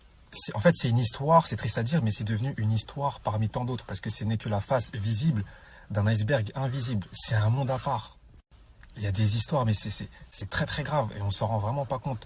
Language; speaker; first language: French; native; French